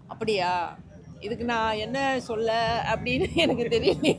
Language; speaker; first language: Tamil; native; Tamil